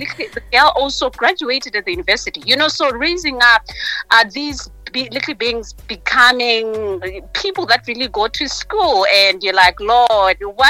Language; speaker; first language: English; non-native, local second language; North Ndebele